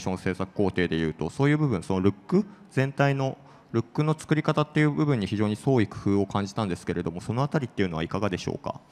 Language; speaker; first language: Japanese; native; Japanese